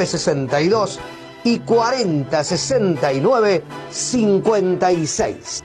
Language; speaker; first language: Spanish; native; Spanish